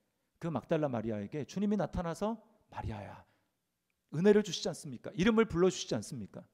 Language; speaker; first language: Korean; native; Korean